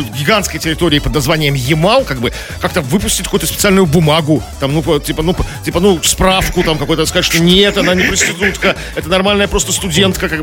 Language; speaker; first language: Russian; native; Russian